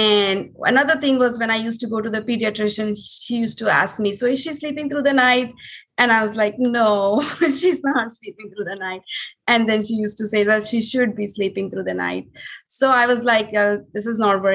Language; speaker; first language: English; non-native, local second language; Hindi